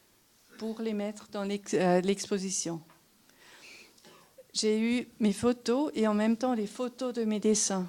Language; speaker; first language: French; non-native, local second language; German